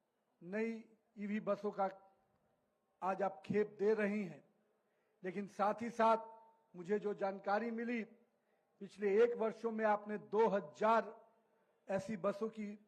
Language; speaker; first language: Hindi; native; Hindi